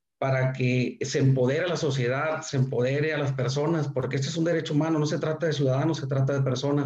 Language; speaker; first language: Spanish; native; Spanish